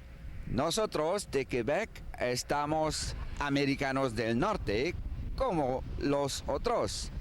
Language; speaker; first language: Spanish; non-native, learner; French